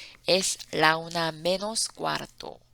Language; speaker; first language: Spanish; non-native, fluent; Korean